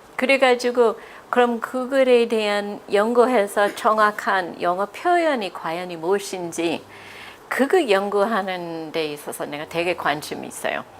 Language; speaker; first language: Korean; non-native, fluent; English